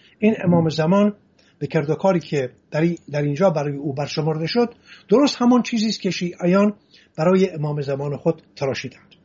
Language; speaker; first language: Persian; non-native, local second language; Assyrian Neo-Aramaic